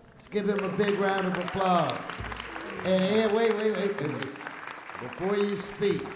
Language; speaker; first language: English; early bilingual, other home language; Spanish